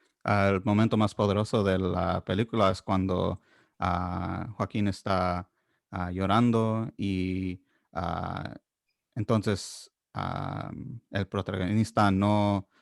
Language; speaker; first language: Spanish; non-native, fluent; English